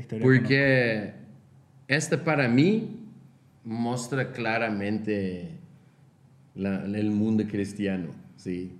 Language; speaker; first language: Spanish; non-native, fluent; Portuguese